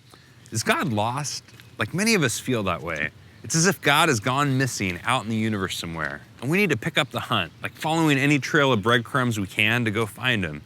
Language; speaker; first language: English; native; English